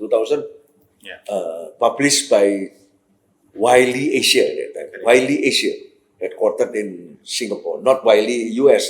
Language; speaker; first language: English; non-native, fluent; Indonesian